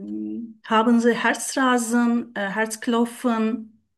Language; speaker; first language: German; non-native, learner; Turkish